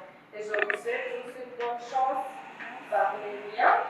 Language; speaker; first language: French; non-native, local second language; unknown